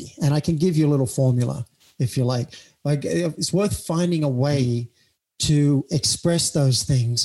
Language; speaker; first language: English; native; English